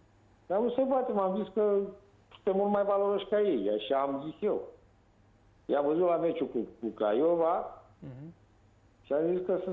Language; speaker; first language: Romanian; native; Romanian